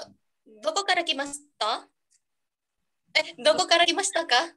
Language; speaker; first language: Japanese; non-native, learner; Indonesian